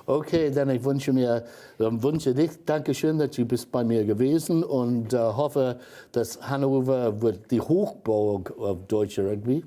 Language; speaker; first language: German; non-native, fluent; English